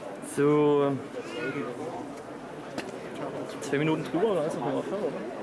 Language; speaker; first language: German; native; German